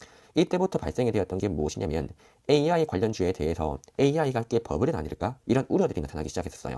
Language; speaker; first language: Korean; native; Korean